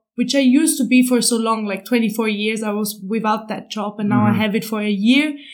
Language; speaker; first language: English; non-native, fluent; German